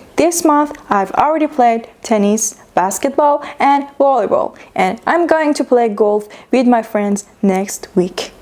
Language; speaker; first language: English; non-native, fluent; Persian